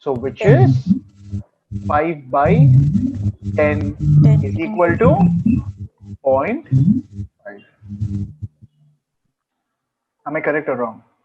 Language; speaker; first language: English; non-native, local second language; Hindi